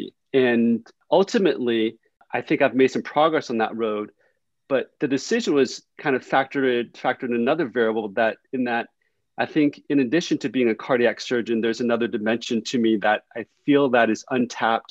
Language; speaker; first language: English; early bilingual, other home language; Vietnamese